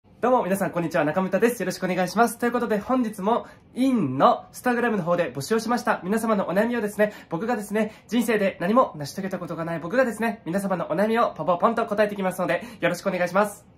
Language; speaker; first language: Japanese; native; Japanese